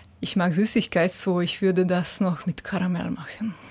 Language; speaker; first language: German; non-native, learner; Hungarian